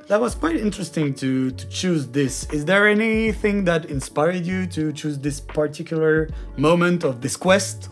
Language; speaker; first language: English; non-native, fluent; French